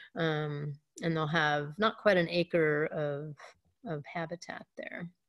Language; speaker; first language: English; native; English